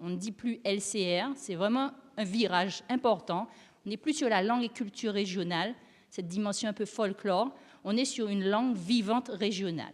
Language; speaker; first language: French; native; French